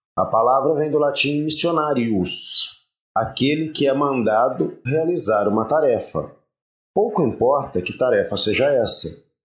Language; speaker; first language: Portuguese; early bilingual, other home language; French